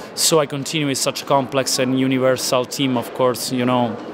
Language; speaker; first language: English; non-native, fluent; Italian